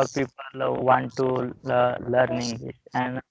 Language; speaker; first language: English; non-native, learner; Marathi